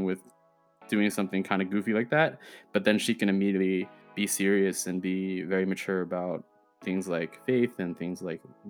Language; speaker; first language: English; early bilingual, other home language; Chinese